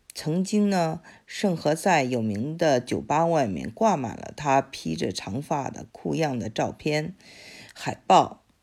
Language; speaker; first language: Chinese; native; Chinese